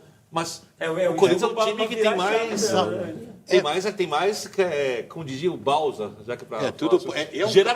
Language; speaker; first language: Portuguese; native; Portuguese